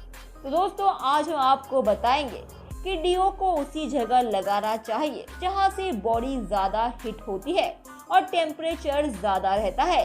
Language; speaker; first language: Hindi; native; Hindi